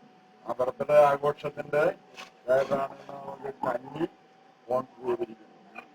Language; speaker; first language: Malayalam; native; Malayalam